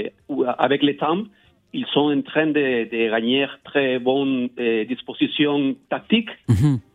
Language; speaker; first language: French; non-native, learner; Spanish